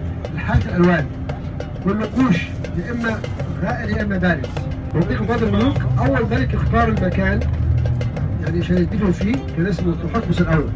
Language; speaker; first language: Arabic; native; Arabic